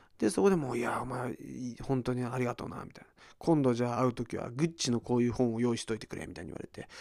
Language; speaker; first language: Japanese; early bilingual, heritage; Japanese